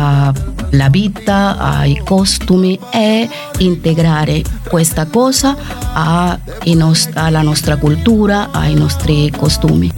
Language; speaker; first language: Italian; non-native, fluent; Spanish